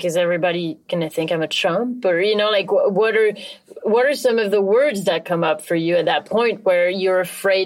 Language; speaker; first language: English; non-native, fluent; French